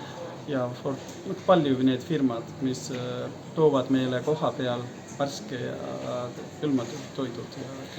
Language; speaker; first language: Estonian; non-native, learner; Hindi